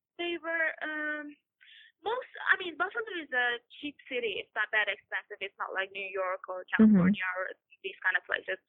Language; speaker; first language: English; non-native, fluent; Persian